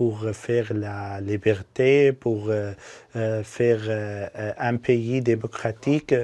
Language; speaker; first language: French; non-native, learner; Arabic